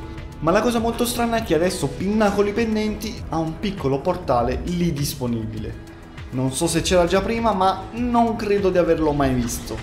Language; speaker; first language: Italian; native; Italian